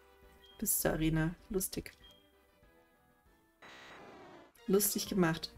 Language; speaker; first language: German; native; German